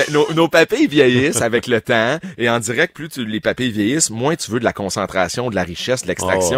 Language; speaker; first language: French; native; French